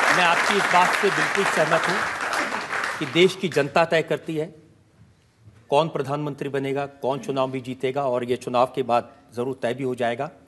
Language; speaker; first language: Hindi; native; Hindi